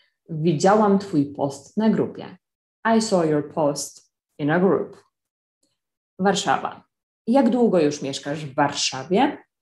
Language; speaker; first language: Polish; native; Polish